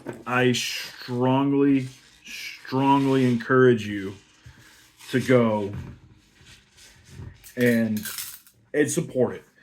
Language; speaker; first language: English; native; English